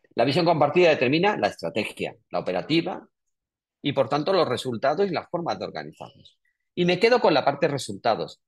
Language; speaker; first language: Spanish; native; Spanish